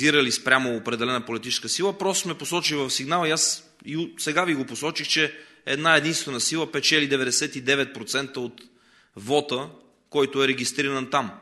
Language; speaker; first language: Bulgarian; native; Bulgarian